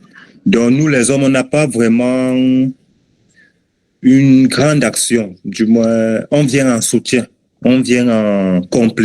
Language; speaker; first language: French; native; French